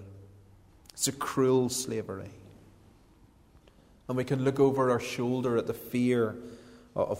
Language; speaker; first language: English; native; English